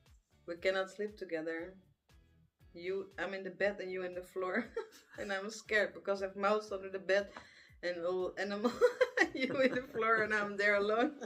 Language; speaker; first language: English; non-native, learner; Dutch